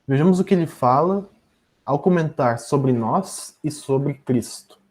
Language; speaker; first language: Portuguese; native; Portuguese